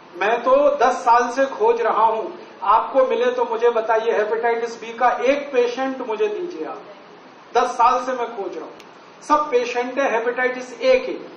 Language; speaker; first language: Hindi; native; Hindi